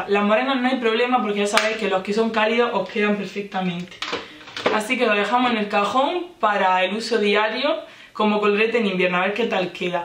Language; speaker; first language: Spanish; native; Spanish